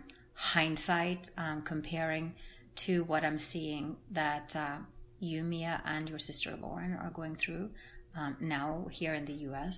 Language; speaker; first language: English; non-native, fluent; Norwegian